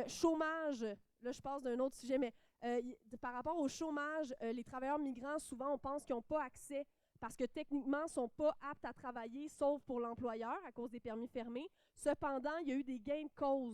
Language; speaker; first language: French; native; French